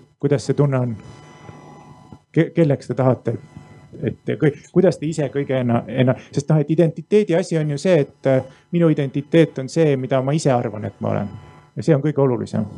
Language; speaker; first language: Estonian; native; Estonian